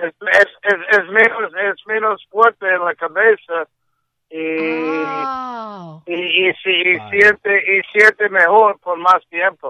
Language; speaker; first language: Spanish; non-native, learner; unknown